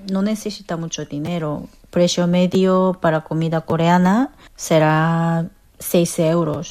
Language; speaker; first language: Spanish; non-native, fluent; Korean